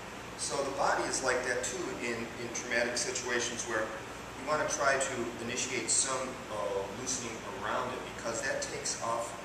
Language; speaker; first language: English; native; English